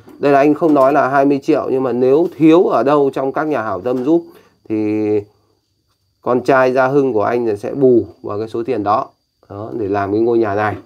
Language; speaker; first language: Vietnamese; native; Vietnamese